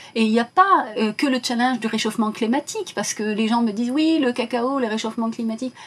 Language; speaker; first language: French; non-native, local second language; Arabic